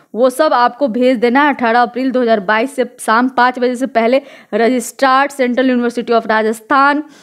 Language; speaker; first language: Hindi; native; Hindi